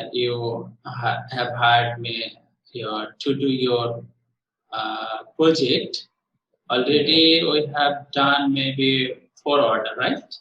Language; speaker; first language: English; non-native, learner; Bangla